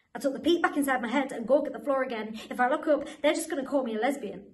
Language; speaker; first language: English; native; English